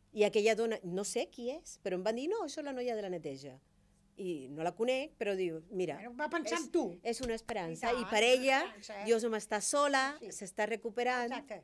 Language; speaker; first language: Catalan; non-native, fluent; Spanish